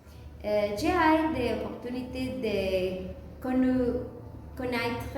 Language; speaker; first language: French; non-native, learner; Spanish